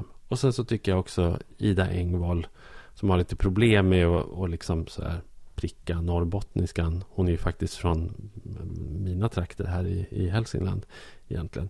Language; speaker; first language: Swedish; native; Swedish